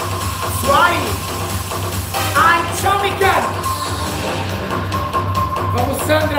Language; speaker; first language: German; non-native, fluent; Portuguese